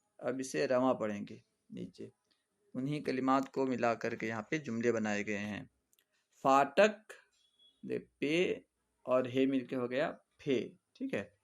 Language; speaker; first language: Urdu; native; Urdu